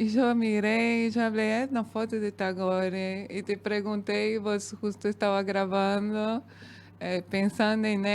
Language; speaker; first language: Spanish; non-native, fluent; Portuguese